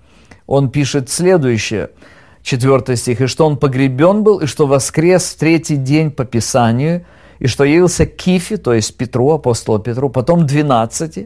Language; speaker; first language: Russian; native; Russian